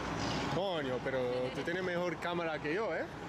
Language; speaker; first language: Spanish; early bilingual, heritage; English